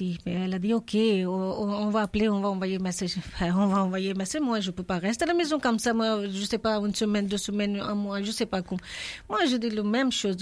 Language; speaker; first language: French; non-native, learner; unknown